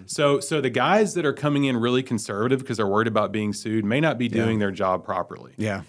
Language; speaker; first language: English; native; English